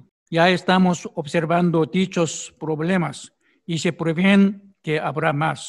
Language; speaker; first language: Spanish; non-native, fluent; Korean